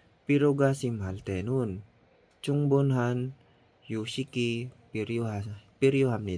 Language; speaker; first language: Korean; non-native, fluent; Filipino